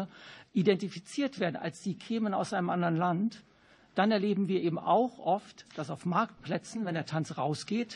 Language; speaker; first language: German; native; German